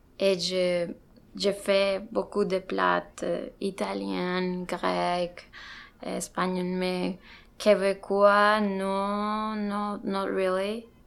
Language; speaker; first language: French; non-native, learner; Spanish